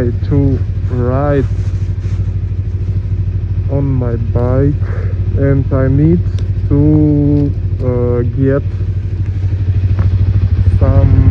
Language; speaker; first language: English; non-native, learner; Russian